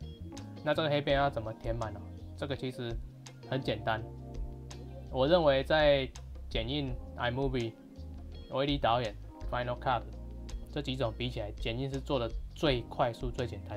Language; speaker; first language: Chinese; native; Chinese